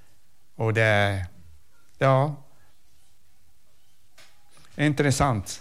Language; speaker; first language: Swedish; non-native, fluent; Arabic